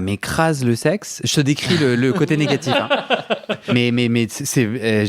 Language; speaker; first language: French; native; French